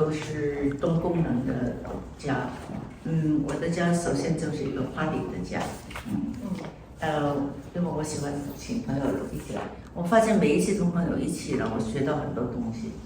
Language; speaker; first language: Chinese; non-native, local second language; Cantonese